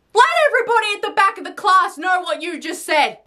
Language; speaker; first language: English; native; English